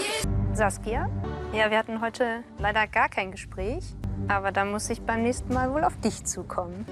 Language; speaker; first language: German; native; German